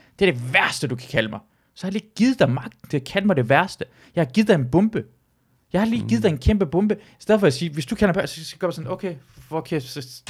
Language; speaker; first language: Danish; early bilingual, other home language; Persian